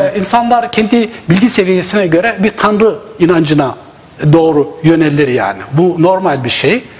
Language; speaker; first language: Turkish; non-native, local second language; Zaza